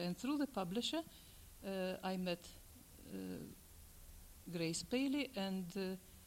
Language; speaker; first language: English; non-native, fluent; Russian